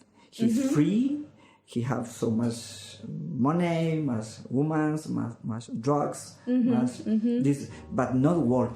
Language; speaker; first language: English; non-native, learner; Spanish